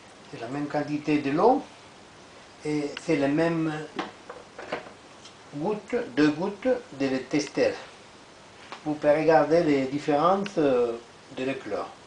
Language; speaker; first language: French; non-native, learner; Italian